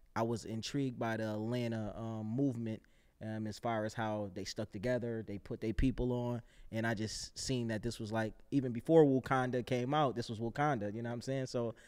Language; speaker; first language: English; native; English